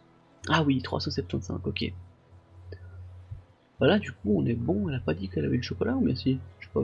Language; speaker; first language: French; native; French